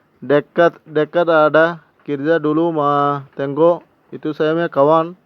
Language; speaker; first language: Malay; non-native, learner; Bangla